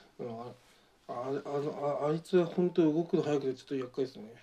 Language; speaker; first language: Japanese; native; Japanese